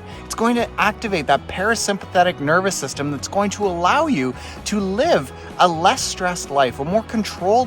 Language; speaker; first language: English; native; English